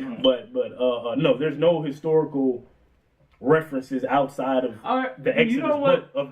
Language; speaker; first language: English; native; English